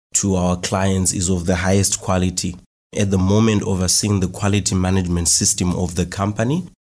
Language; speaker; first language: English; non-native, local second language; Shona